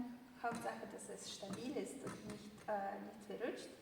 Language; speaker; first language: German; non-native, fluent; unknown